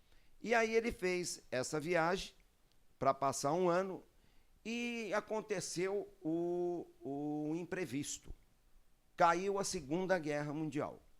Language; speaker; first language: Portuguese; early bilingual, other home language; Arabic